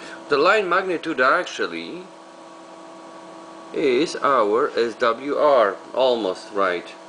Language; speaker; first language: English; non-native, fluent; Polish